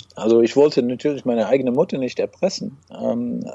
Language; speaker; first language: German; non-native, fluent; English